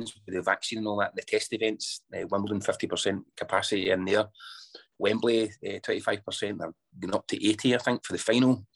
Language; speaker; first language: English; native; English